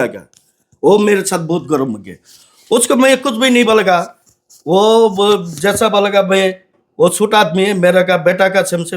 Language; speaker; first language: Hindi; non-native, learner; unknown